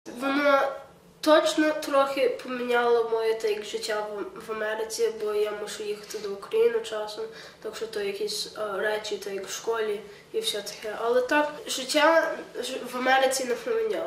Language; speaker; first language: Ukrainian; early bilingual, heritage; Ukrainian